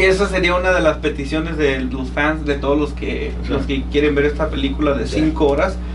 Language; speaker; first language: Spanish; native; Spanish